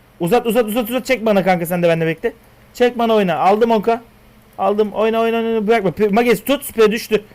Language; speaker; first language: Turkish; native; Turkish